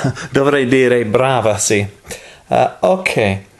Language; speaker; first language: Italian; non-native, learner; English